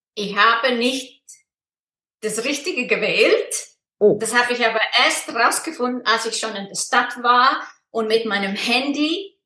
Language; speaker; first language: German; non-native, fluent; Icelandic